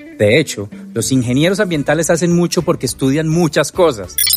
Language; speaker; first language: Spanish; native; Spanish